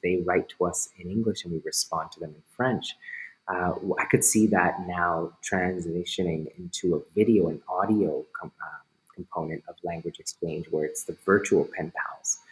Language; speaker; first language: English; native; English